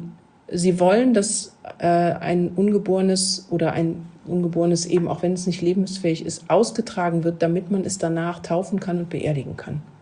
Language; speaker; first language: German; native; German